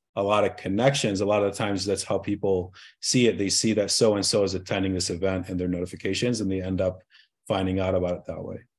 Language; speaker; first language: English; early bilingual, other home language; Arabic